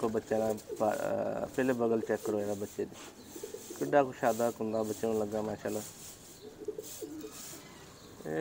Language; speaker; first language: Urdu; non-native, local second language; Punjabi